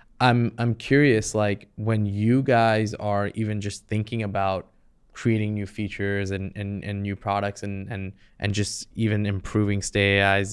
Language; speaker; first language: English; native; English